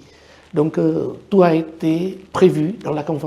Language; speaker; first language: French; non-native, fluent; Vietnamese